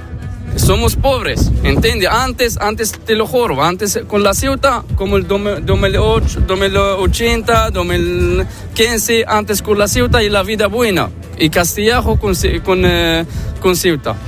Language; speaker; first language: Spanish; non-native, learner; Arabic